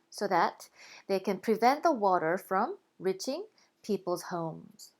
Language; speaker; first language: English; non-native, fluent; Korean